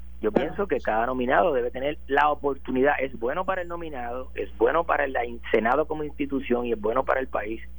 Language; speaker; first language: Spanish; native; Spanish